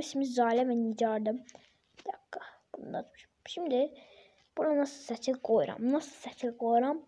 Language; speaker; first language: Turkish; non-native, learner; Azerbaijani